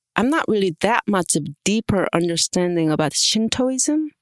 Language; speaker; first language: English; non-native, fluent; Korean